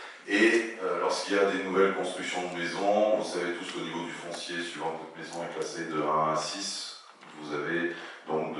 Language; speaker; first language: French; native; French